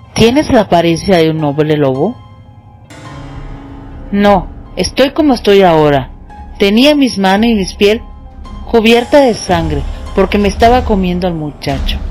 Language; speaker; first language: Spanish; native; Spanish